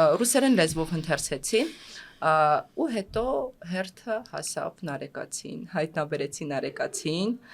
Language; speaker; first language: Armenian; non-native, fluent; Russian